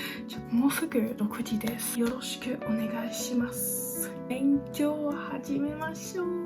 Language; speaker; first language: Japanese; non-native, learner; English